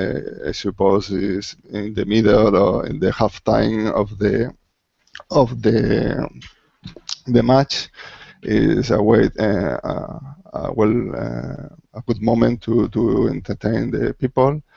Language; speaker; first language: English; non-native, learner; Spanish